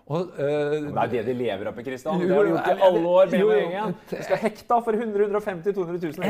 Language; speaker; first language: Norwegian; native; Norwegian